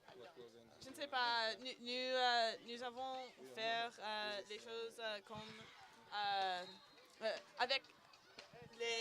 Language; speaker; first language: French; non-native, learner; English